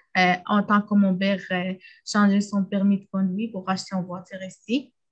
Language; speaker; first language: French; non-native, learner; Arabic